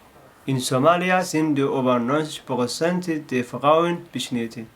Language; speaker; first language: German; non-native, fluent; Somali